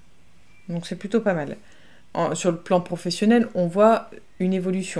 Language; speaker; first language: French; native; French